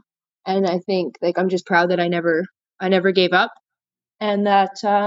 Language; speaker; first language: English; native; English